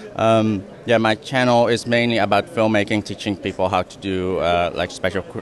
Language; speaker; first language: English; non-native, fluent; Dutch